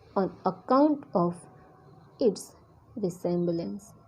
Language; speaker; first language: English; non-native, local second language; Gujarati